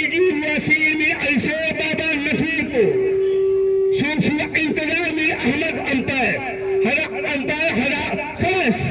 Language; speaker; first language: Arabic; non-native, learner; Hindi